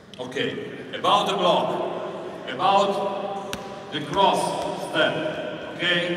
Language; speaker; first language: English; non-native, learner; Italian